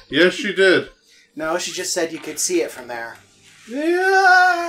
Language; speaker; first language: English; native; English